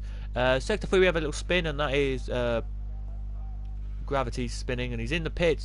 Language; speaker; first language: English; native; English